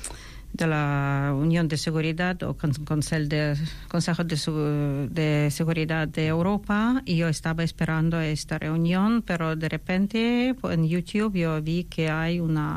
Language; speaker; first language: Spanish; non-native, fluent; Ukrainian